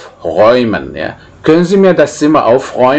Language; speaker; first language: German; non-native, fluent; Indonesian